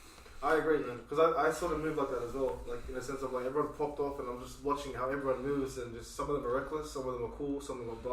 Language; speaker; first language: English; native; English